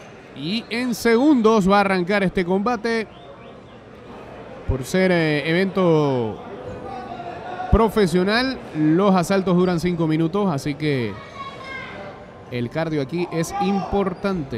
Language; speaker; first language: Spanish; native; Spanish